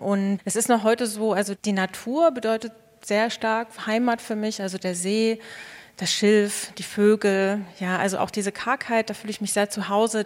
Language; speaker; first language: German; native; German